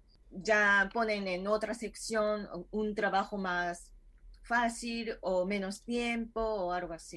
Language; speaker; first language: Spanish; non-native, fluent; Japanese